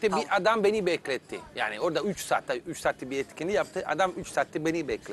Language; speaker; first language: Turkish; non-native, learner; Italian